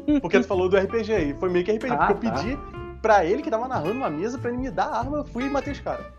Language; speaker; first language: Portuguese; native; Portuguese